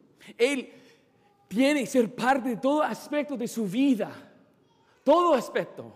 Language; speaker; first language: Spanish; non-native, fluent; English